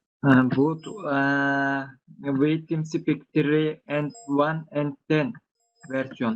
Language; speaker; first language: English; non-native, learner; Turkish